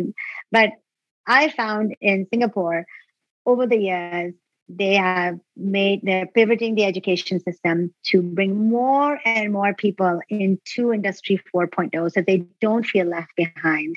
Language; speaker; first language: English; non-native, local second language; Urdu